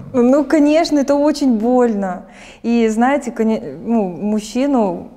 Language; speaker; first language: Russian; native; Russian